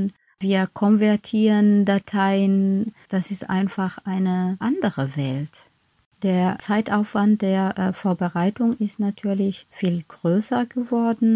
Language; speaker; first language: German; non-native, fluent; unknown